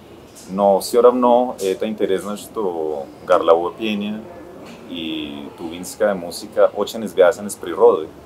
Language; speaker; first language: Russian; non-native, learner; Spanish